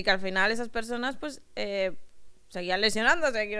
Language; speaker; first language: Spanish; native; Spanish